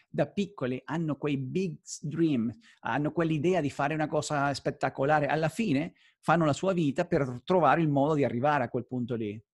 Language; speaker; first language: Italian; non-native, fluent; Spanish